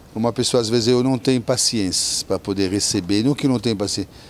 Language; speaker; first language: Portuguese; non-native, fluent; French